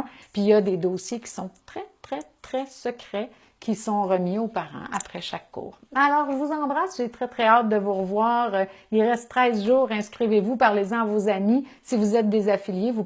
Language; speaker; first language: French; native; French